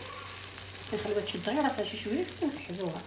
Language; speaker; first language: Arabic; native; Arabic